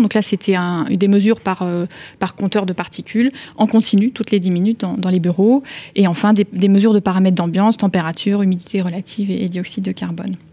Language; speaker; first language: French; native; French